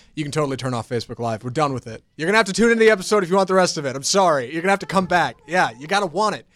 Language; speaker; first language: English; native; English